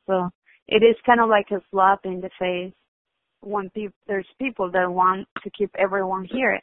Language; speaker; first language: English; non-native, fluent; Spanish